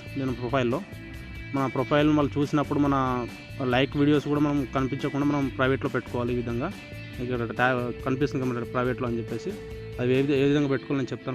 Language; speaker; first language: Telugu; native; Telugu